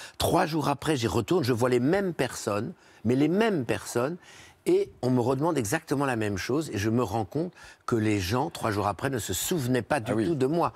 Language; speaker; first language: French; native; French